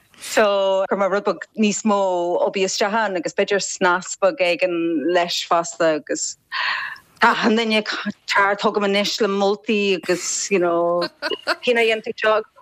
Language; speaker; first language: Irish; native; Irish